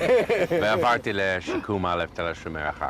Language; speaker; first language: Hebrew; non-native, learner; English